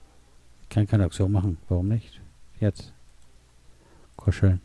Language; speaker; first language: German; native; German